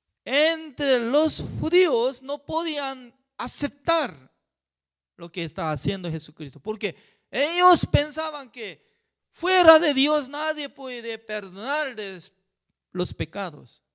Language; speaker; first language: Spanish; non-native, fluent; Korean